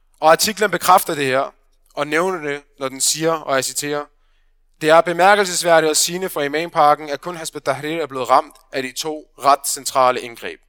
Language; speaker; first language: Danish; early bilingual, other home language; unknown